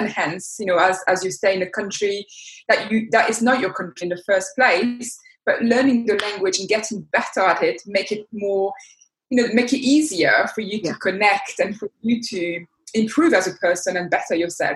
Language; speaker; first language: English; non-native, fluent; French